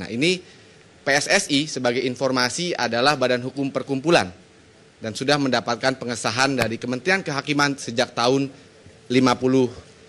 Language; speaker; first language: Indonesian; native; Indonesian